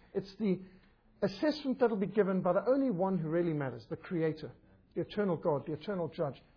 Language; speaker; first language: English; native; English